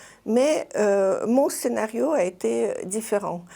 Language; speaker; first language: French; non-native, fluent; Russian